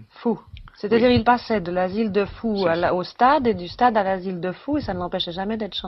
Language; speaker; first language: French; native; French